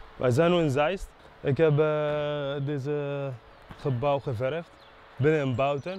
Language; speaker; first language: Dutch; non-native, learner; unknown